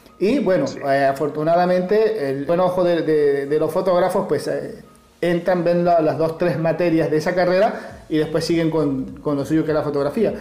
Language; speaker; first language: Spanish; native; Spanish